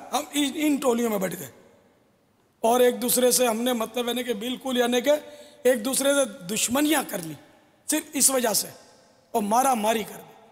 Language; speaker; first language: Urdu; non-native, local second language; Memoni